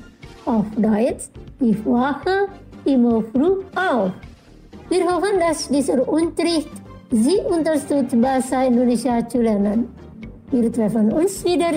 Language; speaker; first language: German; non-native, fluent; Indonesian